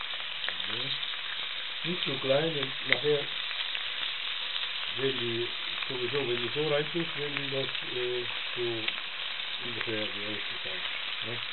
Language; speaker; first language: German; non-native, fluent; Italian